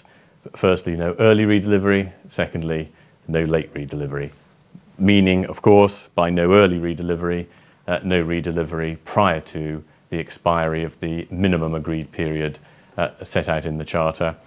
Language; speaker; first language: English; native; English